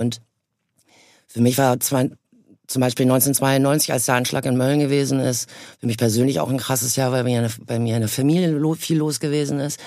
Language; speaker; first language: German; native; German